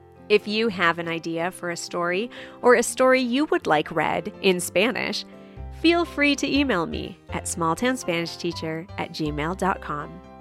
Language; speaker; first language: English; native; English